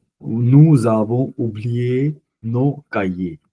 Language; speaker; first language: French; non-native, learner; Punjabi